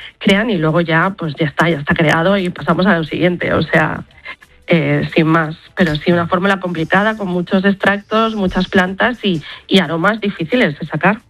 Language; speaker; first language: Spanish; native; Spanish